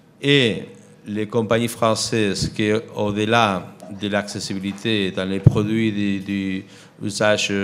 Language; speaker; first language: French; non-native, fluent; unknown